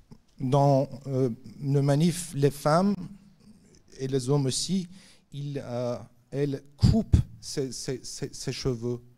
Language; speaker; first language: French; non-native, fluent; Persian